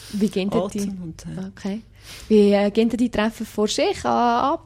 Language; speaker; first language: German; native; German